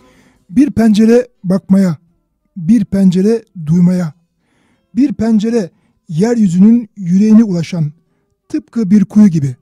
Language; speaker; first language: Turkish; native; Turkish